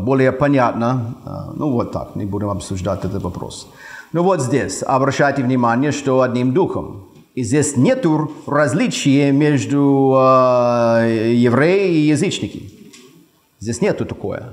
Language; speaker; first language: Russian; non-native, fluent; English